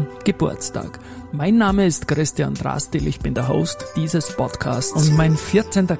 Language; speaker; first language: German; native; German